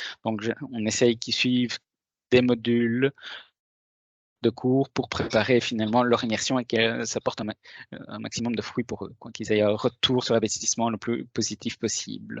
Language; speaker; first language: French; native; French